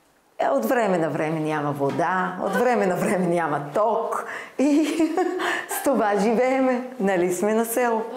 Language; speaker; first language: Bulgarian; non-native, fluent; Hebrew